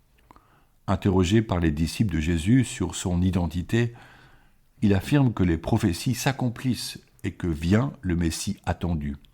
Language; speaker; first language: French; native; French